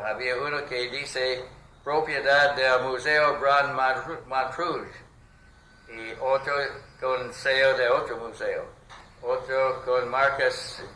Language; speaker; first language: Spanish; non-native, learner; English